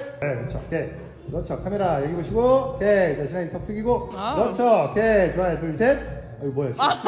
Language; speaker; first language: Korean; native; Korean